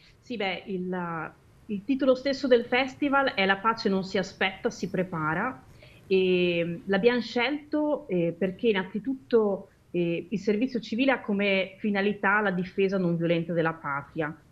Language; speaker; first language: Italian; native; Italian